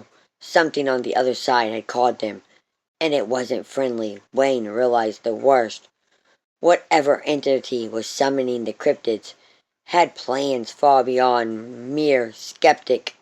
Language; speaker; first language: English; native; English